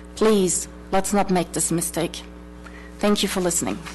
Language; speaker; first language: English; non-native, fluent; German